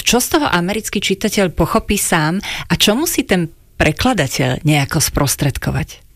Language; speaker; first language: Slovak; native; Slovak